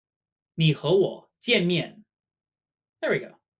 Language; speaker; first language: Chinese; non-native, fluent; English